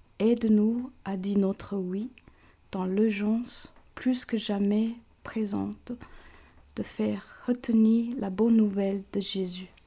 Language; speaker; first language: French; non-native, fluent; Chinese